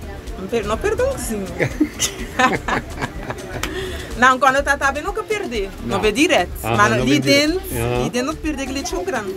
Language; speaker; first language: Portuguese; non-native, local second language; Kabuverdianu